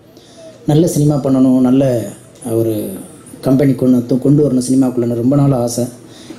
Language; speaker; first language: Tamil; native; Tamil